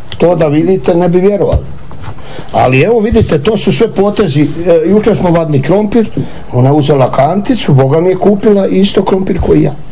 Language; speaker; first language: Croatian; native; Croatian